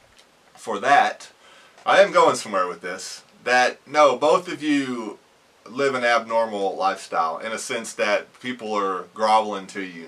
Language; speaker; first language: English; native; English